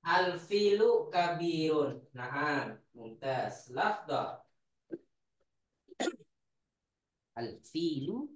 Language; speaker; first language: Arabic; non-native, fluent; Indonesian